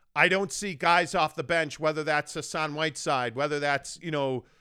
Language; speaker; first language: English; native; English